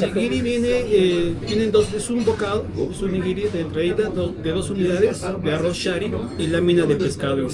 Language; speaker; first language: Spanish; native; Spanish